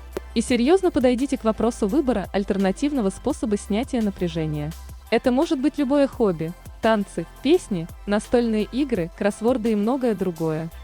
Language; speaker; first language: Russian; native; Russian